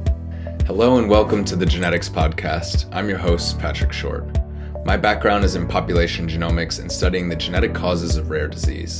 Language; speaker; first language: English; native; English